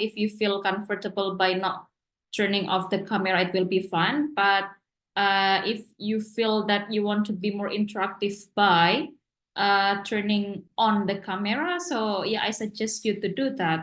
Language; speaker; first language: English; non-native, fluent; Indonesian